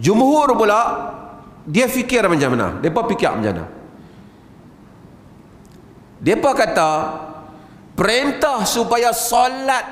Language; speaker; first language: Malay; native; Malay